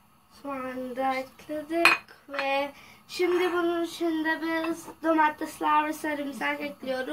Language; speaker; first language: Turkish; non-native, learner; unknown